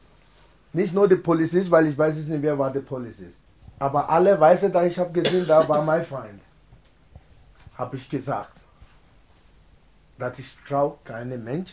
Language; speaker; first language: German; non-native, learner; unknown